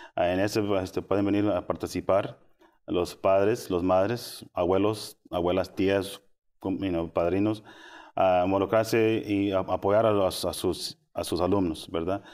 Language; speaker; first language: Spanish; early bilingual, heritage; Spanish